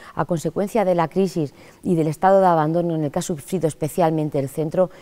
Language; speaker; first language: Spanish; native; Spanish